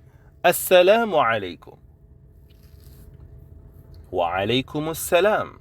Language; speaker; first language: Arabic; non-native, fluent; Indonesian